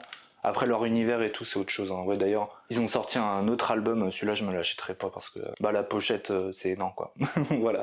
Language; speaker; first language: French; native; French